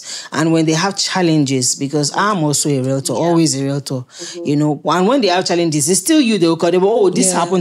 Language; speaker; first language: English; native; English